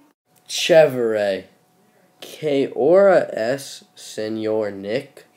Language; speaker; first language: Spanish; non-native, learner; English